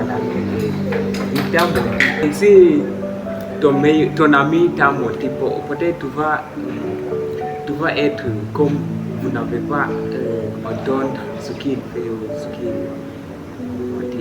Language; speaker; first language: French; non-native, learner; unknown